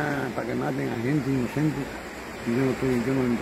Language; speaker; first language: Spanish; native; Spanish